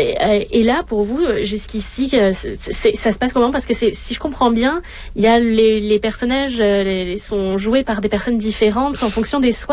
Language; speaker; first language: French; native; French